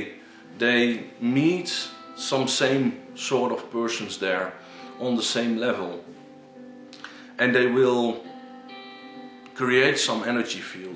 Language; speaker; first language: English; non-native, learner; Dutch